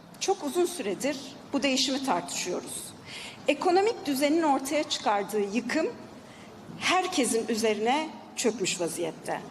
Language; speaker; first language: Turkish; native; Turkish